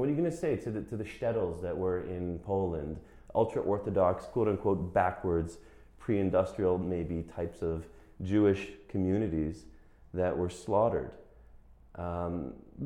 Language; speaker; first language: English; native; English